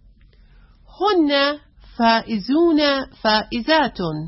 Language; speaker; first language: Arabic; non-native, learner; Persian